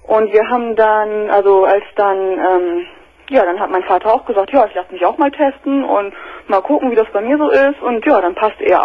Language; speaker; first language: German; native; German